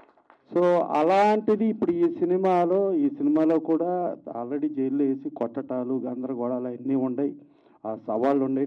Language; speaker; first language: Telugu; native; Telugu